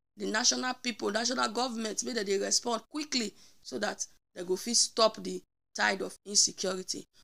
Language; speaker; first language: Nigerian Pidgin; native; Nigerian Pidgin